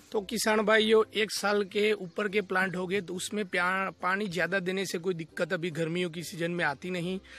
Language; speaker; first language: Hindi; non-native, local second language; Gujarati